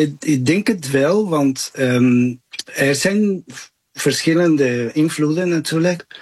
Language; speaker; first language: Dutch; non-native, fluent; Spanish